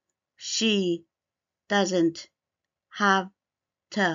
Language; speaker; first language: English; non-native, fluent; Chinese